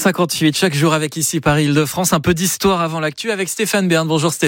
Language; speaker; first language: French; native; French